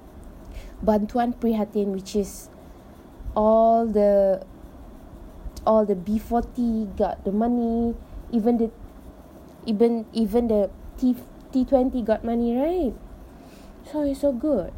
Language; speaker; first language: English; non-native, local second language; Malay